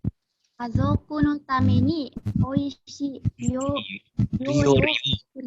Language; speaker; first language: Japanese; non-native, learner; Indonesian